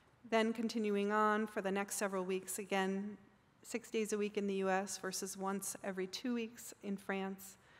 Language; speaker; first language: English; native; English